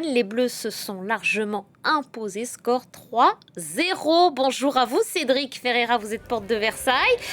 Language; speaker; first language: French; native; French